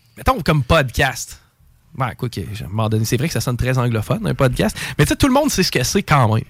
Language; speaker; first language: French; native; French